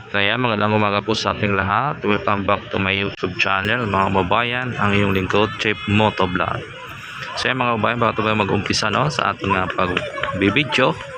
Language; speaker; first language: Filipino; native; Filipino